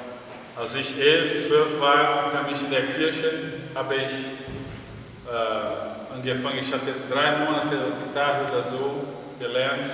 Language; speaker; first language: German; non-native, fluent; Portuguese